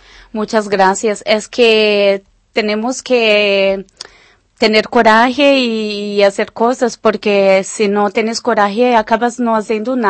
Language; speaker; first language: Spanish; non-native, fluent; Portuguese